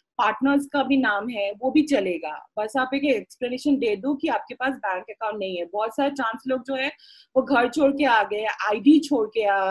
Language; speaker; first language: Hindi; non-native, local second language; Assamese